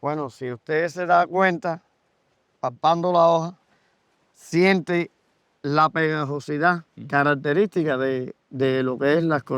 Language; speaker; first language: Spanish; native; Spanish